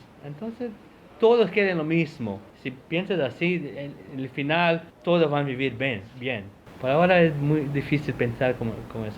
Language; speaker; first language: Spanish; non-native, fluent; Portuguese